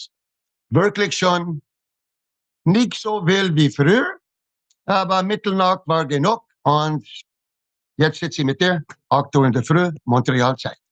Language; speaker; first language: German; non-native, fluent; English